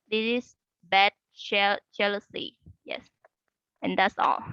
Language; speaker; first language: English; non-native, learner; Vietnamese